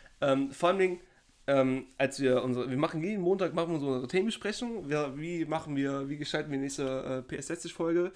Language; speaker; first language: German; early bilingual, other home language; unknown